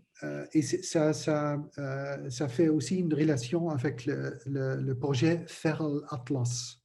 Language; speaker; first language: French; non-native, learner; Dutch